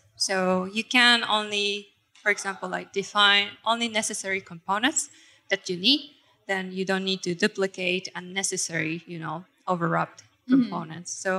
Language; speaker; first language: English; non-native, fluent; Japanese